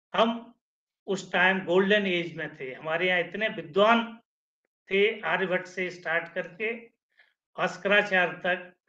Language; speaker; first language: Hindi; native; Hindi